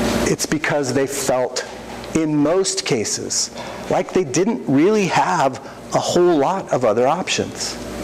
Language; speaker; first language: English; native; English